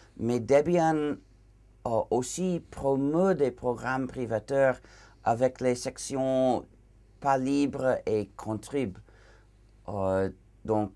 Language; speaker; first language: French; non-native, fluent; English